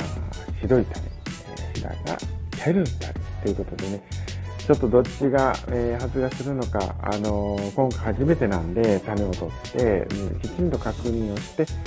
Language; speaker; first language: Japanese; native; Japanese